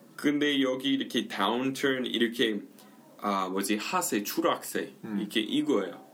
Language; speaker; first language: Korean; non-native, fluent; English